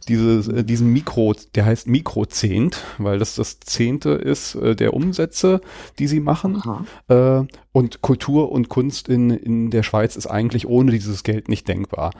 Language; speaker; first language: German; native; German